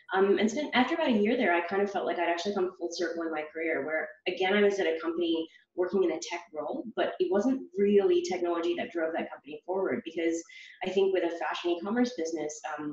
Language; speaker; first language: English; native; English